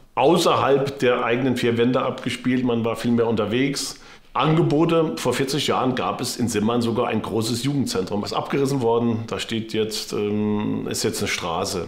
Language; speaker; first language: German; native; German